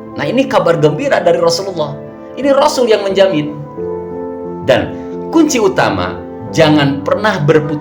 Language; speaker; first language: Indonesian; native; Indonesian